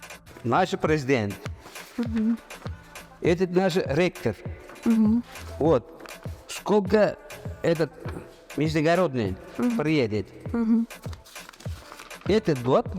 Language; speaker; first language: Russian; non-native, local second language; Uzbek